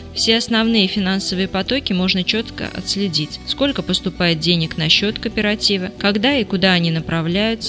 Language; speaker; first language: Russian; native; Russian